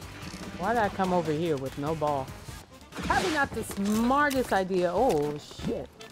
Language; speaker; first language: English; native; English